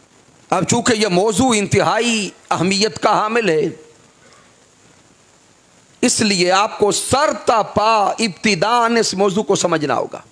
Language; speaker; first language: Urdu; native; Urdu